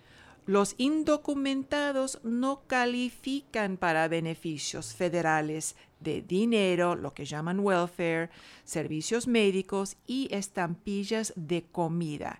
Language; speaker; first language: Spanish; non-native, fluent; English